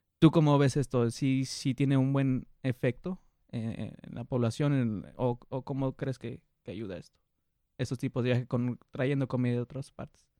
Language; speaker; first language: Spanish; native; Spanish